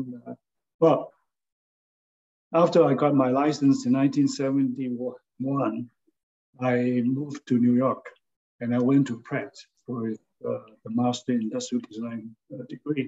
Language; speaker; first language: English; non-native, local second language; Cantonese